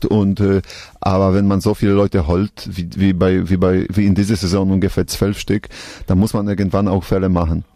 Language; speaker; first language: German; non-native, learner; Polish